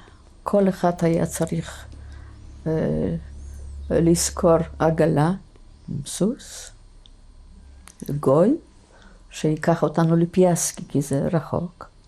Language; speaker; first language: Hebrew; non-native, fluent; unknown